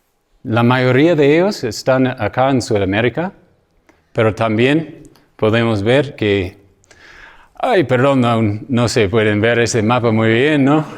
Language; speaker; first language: Spanish; non-native, fluent; English